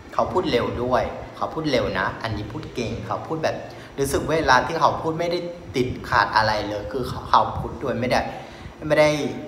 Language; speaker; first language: Thai; non-native, fluent; Vietnamese